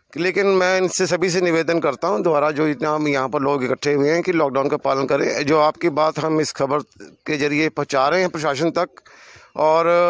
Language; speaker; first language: Hindi; native; Hindi